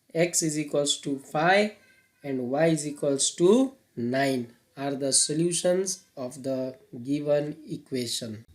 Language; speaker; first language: English; non-native, local second language; Nepali